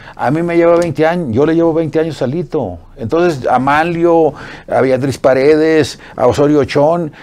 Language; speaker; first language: Spanish; native; Spanish